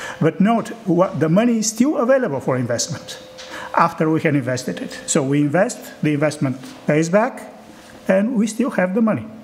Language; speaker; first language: English; non-native, fluent; Bulgarian